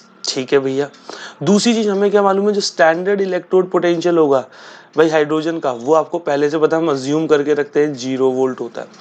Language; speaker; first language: Hindi; native; Hindi